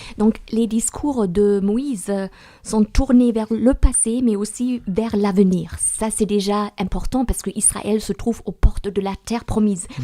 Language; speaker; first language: French; non-native, fluent; German